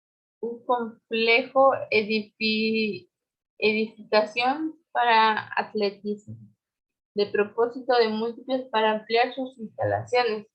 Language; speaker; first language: Spanish; native; Spanish